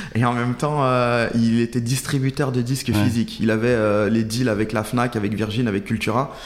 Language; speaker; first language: French; native; French